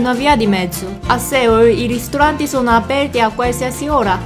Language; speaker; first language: Italian; non-native, fluent; Korean